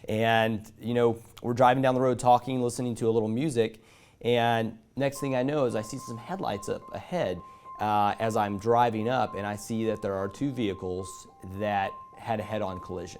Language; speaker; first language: English; native; English